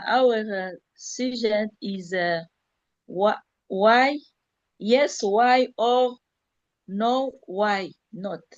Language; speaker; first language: English; non-native, learner; French